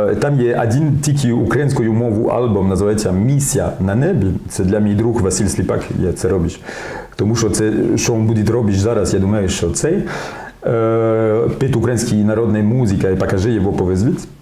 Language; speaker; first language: Ukrainian; non-native, learner; French